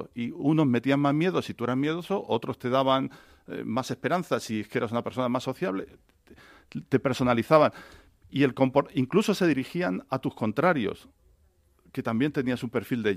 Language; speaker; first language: Spanish; native; Spanish